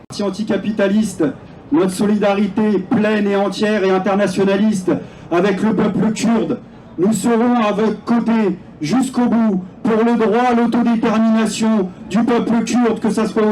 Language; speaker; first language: French; native; French